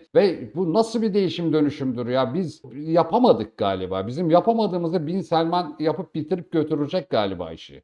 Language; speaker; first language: Turkish; native; Turkish